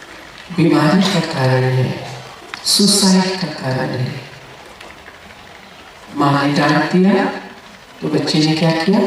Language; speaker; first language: Hindi; native; Hindi